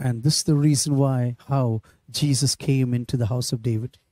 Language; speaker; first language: English; non-native, local second language; Tamil